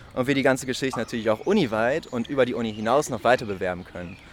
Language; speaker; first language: German; native; German